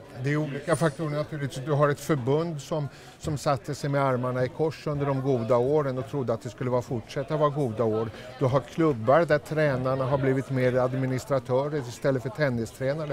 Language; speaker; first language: Swedish; native; Swedish